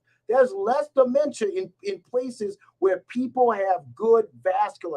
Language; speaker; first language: English; native; English